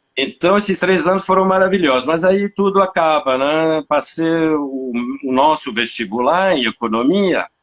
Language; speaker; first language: Portuguese; non-native, fluent; French